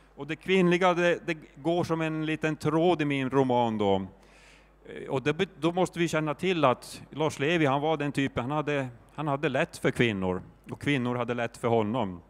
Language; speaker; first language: Swedish; native; Swedish